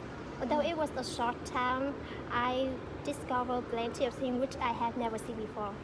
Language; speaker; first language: English; non-native, fluent; Vietnamese